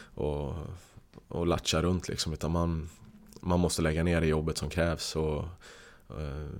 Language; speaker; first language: Swedish; native; Swedish